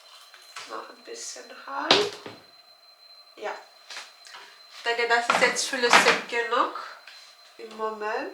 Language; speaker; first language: German; non-native, learner; Turkish